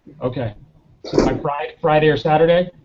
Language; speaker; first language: English; native; English